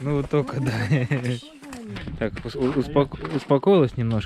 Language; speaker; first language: Russian; native; Russian